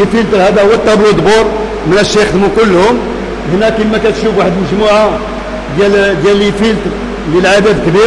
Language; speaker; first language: Arabic; native; Arabic